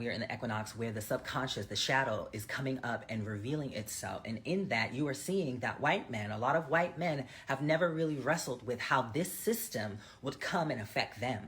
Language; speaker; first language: English; native; English